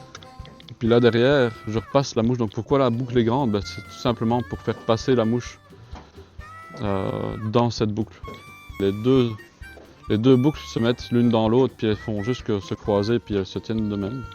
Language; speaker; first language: French; native; French